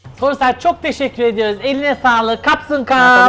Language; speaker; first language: Turkish; native; Turkish